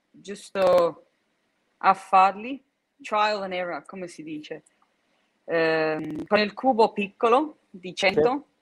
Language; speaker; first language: Italian; early bilingual, heritage; Italian